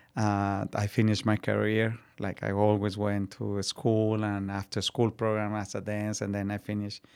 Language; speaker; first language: English; non-native, learner; Spanish